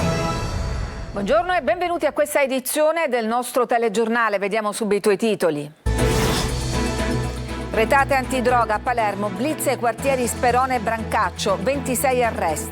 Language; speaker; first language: Italian; native; Italian